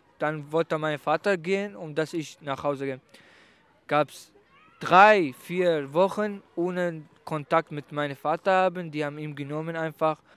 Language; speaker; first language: German; non-native, learner; Kurdish